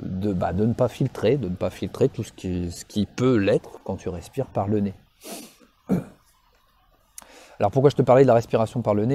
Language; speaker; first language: French; native; French